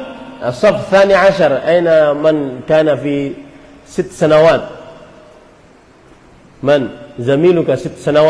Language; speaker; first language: Arabic; non-native, fluent; Indonesian